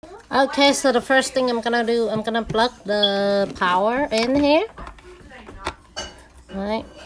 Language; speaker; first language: English; non-native, fluent; Vietnamese